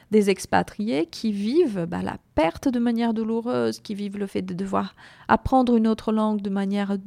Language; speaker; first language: French; non-native, fluent; Portuguese